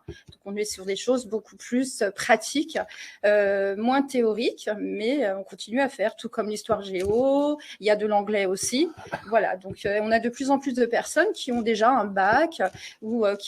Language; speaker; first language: French; native; French